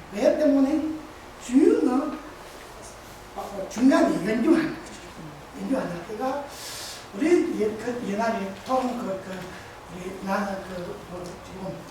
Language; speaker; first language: Korean; non-native, learner; Tibetan